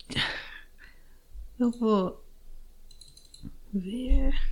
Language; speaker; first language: Portuguese; non-native, learner; English